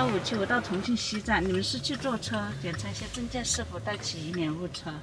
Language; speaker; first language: Chinese; native; Chinese